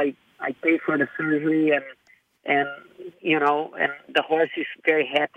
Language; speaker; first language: English; non-native, fluent; Portuguese